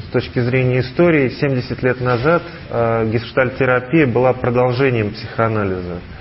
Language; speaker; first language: Russian; native; Russian